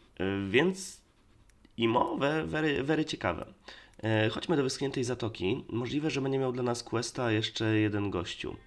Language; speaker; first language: Polish; native; Polish